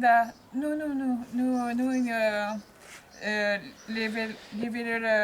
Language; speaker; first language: Romanian; non-native, learner; French